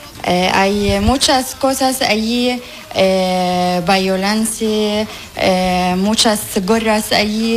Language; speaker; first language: Spanish; non-native, learner; Arabic